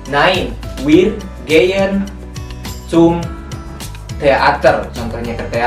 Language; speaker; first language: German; non-native, learner; Indonesian